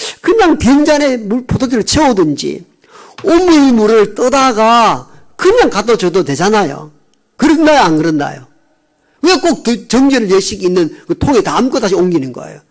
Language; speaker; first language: Korean; native; Korean